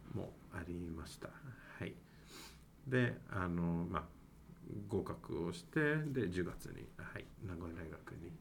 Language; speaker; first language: Japanese; non-native, fluent; English